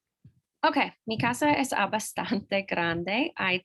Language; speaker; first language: Spanish; non-native, learner; English